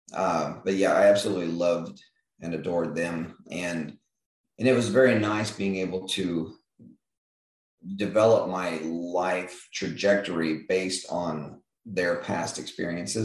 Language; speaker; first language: English; native; English